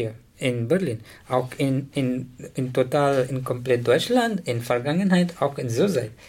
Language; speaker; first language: German; non-native, learner; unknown